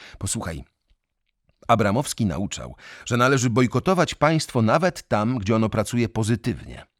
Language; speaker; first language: Polish; native; Polish